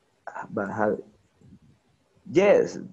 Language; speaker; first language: English; non-native, learner; Spanish